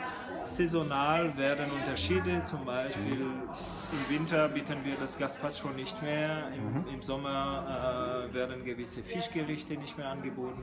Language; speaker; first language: German; non-native, fluent; French